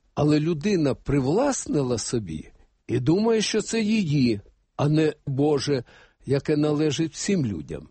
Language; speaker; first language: Ukrainian; native; Ukrainian